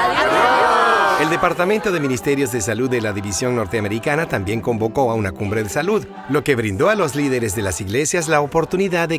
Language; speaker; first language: Spanish; native; Spanish